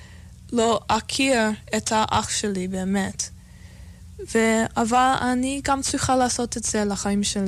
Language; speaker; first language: Hebrew; non-native, learner; English